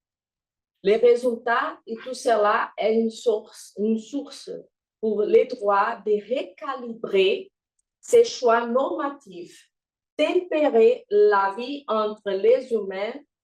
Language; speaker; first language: French; non-native, fluent; Portuguese